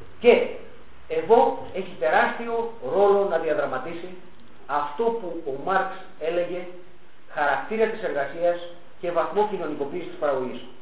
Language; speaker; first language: Greek; early bilingual, heritage; Greek